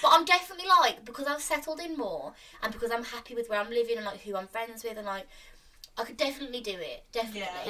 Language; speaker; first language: English; native; English